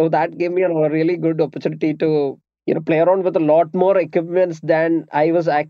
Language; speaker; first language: English; non-native, local second language; Malayalam